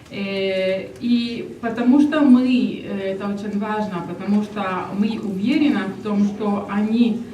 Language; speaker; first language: Russian; non-native, learner; Italian